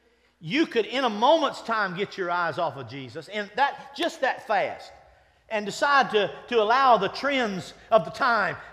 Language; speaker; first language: English; native; English